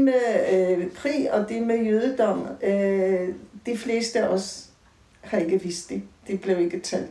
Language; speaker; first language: Danish; native; Danish